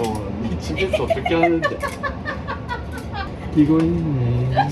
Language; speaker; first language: Korean; non-native, learner; Japanese